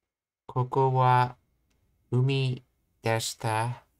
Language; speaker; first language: Japanese; non-native, learner; English